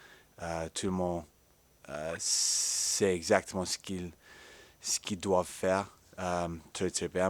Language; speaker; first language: French; non-native, fluent; English